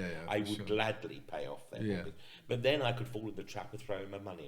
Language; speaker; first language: English; native; English